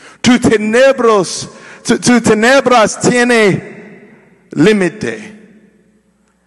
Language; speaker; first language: Spanish; non-native, learner; English